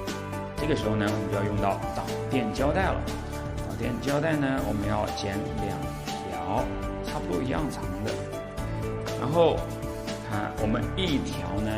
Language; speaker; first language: Chinese; native; Chinese